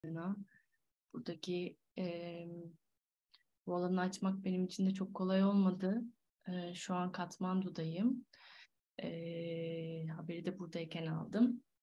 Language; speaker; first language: Turkish; native; Turkish